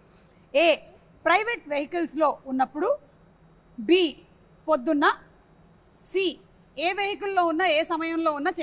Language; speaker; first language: Telugu; native; Telugu